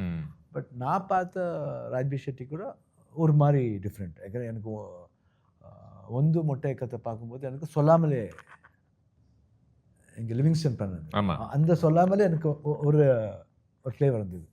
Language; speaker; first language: Tamil; non-native, local second language; Kannada